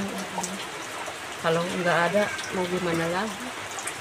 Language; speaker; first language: Indonesian; non-native, local second language; Sundanese